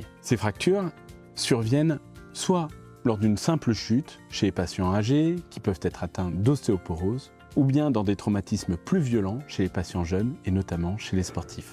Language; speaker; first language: French; native; French